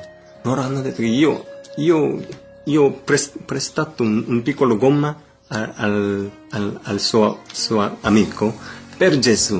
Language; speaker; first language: Italian; non-native, learner; Korean